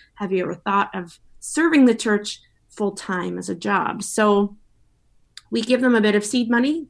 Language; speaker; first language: English; native; English